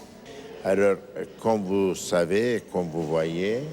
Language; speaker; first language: French; non-native, fluent; Turkish